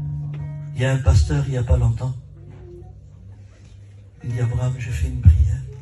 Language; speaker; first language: French; native; French